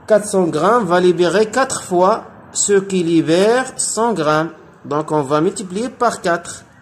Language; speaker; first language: French; non-native, local second language; Arabic